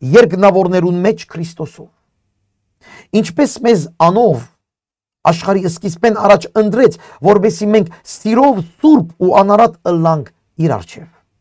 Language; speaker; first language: Armenian; native; Armenian